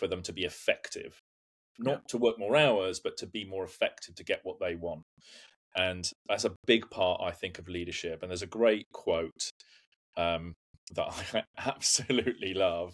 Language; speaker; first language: English; native; English